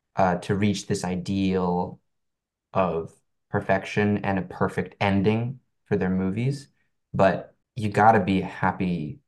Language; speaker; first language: English; non-native, local second language; Cantonese